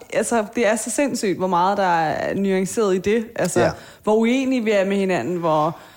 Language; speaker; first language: Danish; native; Danish